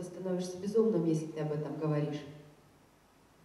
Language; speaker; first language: Russian; native; Russian